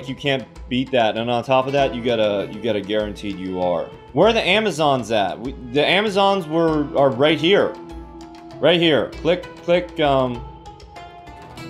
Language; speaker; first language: English; native; English